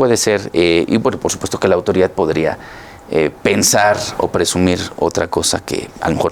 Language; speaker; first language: Spanish; native; Spanish